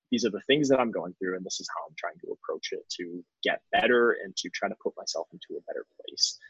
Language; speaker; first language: English; native; English